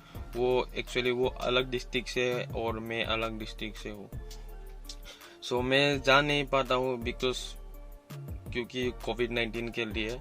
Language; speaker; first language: Hindi; non-native, local second language; Assamese